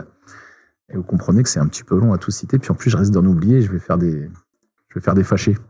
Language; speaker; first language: French; native; French